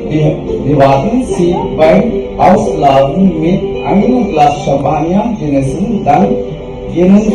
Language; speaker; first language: German; non-native, learner; Konkani